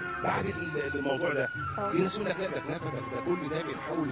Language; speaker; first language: Arabic; native; Arabic